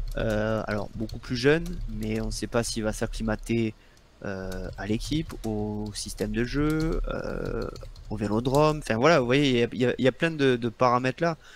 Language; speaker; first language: French; native; French